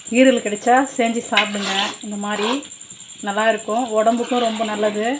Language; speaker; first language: Tamil; native; Tamil